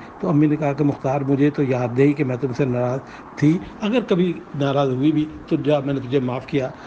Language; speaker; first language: Urdu; non-native, local second language; Punjabi